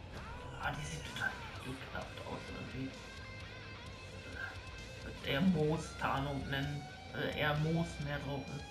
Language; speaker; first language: German; native; German